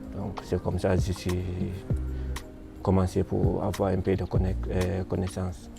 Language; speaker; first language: French; non-native, learner; Krio